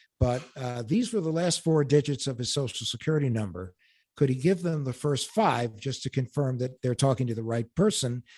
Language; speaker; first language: English; native; English